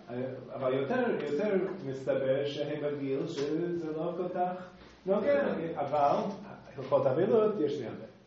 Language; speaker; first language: Hebrew; non-native, fluent; English